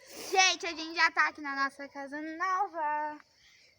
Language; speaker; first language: Portuguese; native; Portuguese